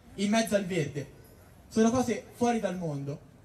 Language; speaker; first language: Italian; native; Italian